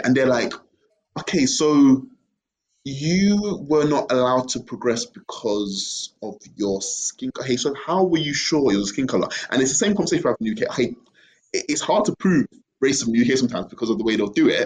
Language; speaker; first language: English; native; English